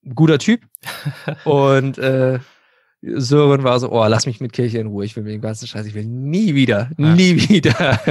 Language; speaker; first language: German; native; German